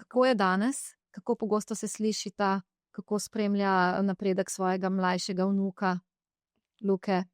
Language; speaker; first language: Slovenian; native; Slovenian